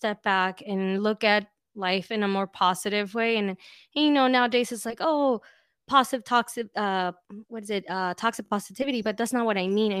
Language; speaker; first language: English; early bilingual, other home language; Spanish